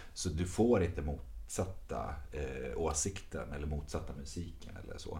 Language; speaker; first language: Swedish; native; Swedish